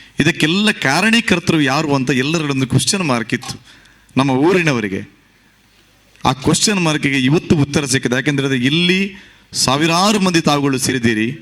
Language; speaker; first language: Kannada; non-native, local second language; Tulu